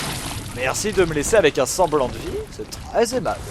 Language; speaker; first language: French; native; French